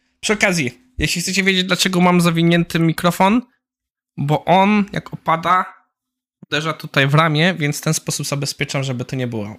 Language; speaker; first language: Polish; native; Polish